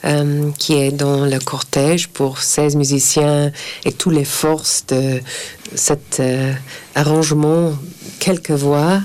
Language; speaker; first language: French; non-native, fluent; English